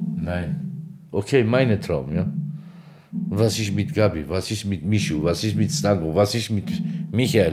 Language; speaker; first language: German; non-native, local second language; Turkish